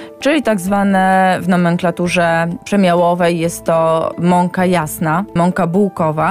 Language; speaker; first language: Polish; native; Polish